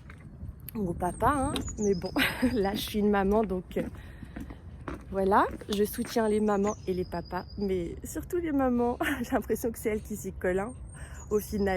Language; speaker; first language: French; native; French